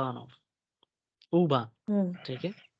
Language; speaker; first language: German; non-native, learner; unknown